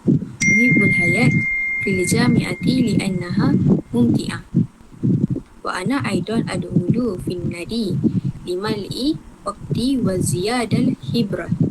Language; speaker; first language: Arabic; non-native, learner; Malay